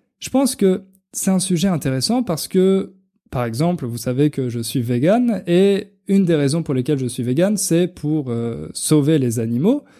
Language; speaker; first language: French; native; French